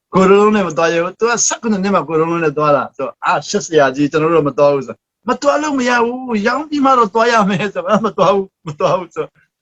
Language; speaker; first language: Burmese; non-native, local second language; Hakha Chin